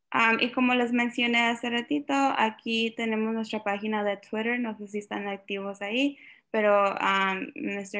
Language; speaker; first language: Spanish; early bilingual, other home language; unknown